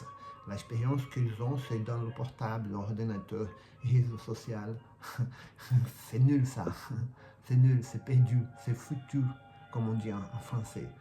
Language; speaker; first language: French; non-native, fluent; Portuguese